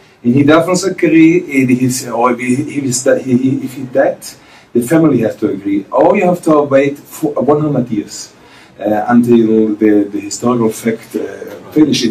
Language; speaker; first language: English; non-native, fluent; German